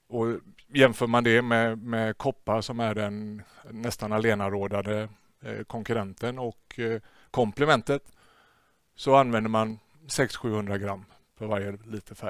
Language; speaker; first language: Swedish; native; Swedish